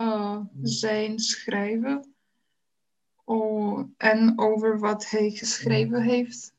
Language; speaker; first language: Dutch; non-native, learner; Czech